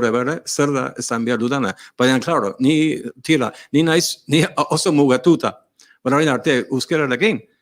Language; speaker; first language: Basque; non-native, learner; English